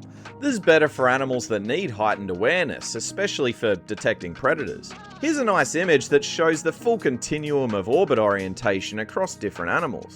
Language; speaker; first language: English; native; English